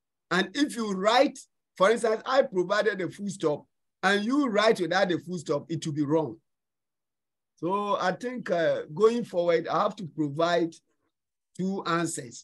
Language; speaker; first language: English; non-native, local second language; Akan